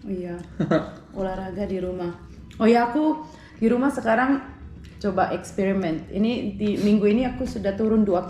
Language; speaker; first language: Indonesian; early bilingual, heritage; Indonesian